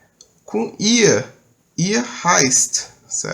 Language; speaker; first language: German; early bilingual, heritage; Portuguese